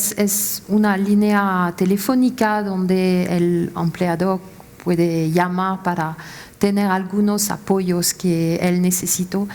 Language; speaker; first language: Spanish; non-native, fluent; French